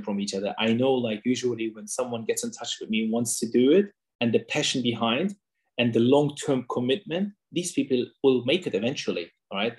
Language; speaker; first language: English; non-native, fluent; German